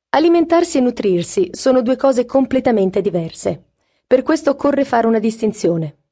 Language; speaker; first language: Italian; native; Italian